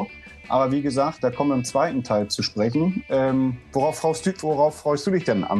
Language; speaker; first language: German; native; German